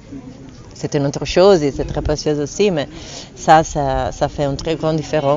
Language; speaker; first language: French; non-native, fluent; Italian